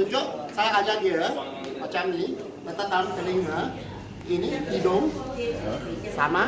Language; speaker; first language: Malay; non-native, local second language; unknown